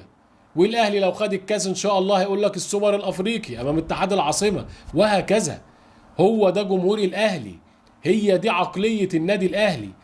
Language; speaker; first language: Arabic; native; Arabic